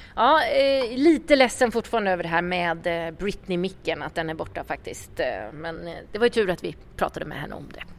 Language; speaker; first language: Swedish; native; Swedish